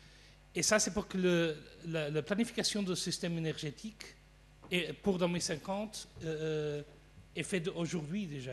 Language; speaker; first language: French; non-native, fluent; Portuguese